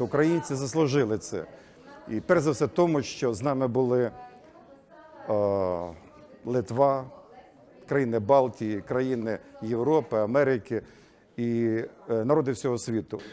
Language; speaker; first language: Ukrainian; native; Ukrainian